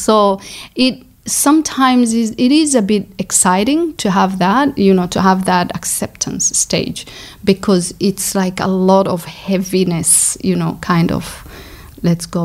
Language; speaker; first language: English; non-native, local second language; Somali